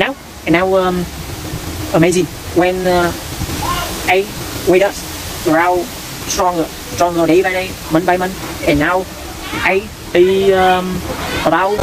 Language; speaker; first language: English; non-native, learner; Vietnamese